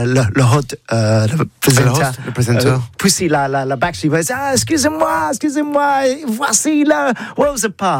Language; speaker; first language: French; non-native, learner; English